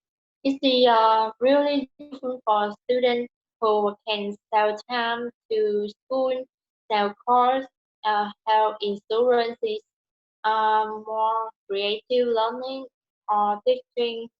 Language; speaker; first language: English; non-native, learner; Vietnamese